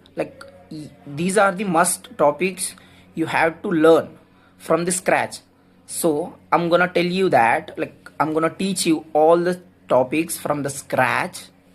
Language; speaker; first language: English; non-native, local second language; Telugu